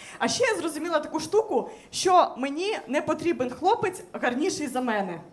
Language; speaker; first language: Ukrainian; native; Ukrainian